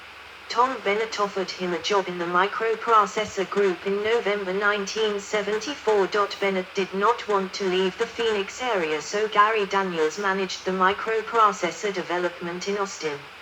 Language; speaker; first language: English; non-native, learner; Danish